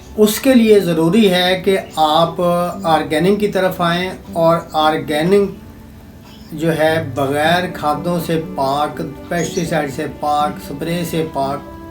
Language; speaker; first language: Urdu; non-native, local second language; Punjabi